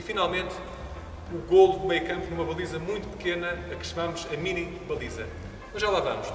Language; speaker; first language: Portuguese; native; Portuguese